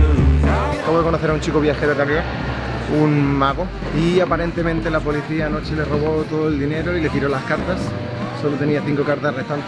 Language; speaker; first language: Spanish; native; Spanish